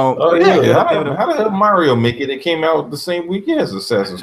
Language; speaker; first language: English; native; English